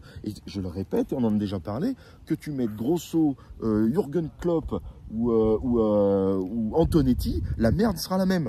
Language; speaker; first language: French; native; French